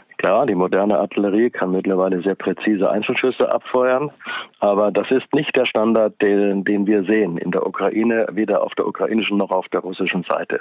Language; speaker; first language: German; native; German